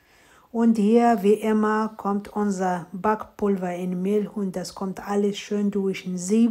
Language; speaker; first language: German; non-native, fluent; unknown